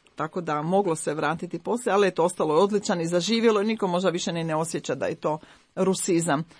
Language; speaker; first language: Croatian; native; Croatian